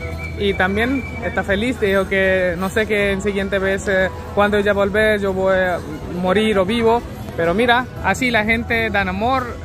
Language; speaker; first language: Spanish; non-native, learner; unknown